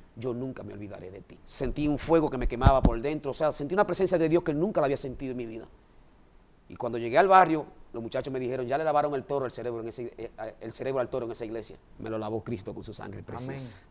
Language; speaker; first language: Spanish; native; Spanish